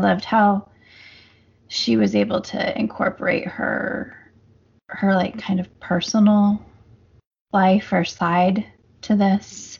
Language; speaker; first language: English; native; English